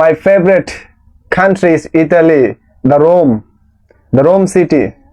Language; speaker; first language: English; non-native, learner; Bangla